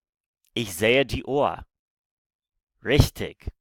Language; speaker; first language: German; non-native, fluent; English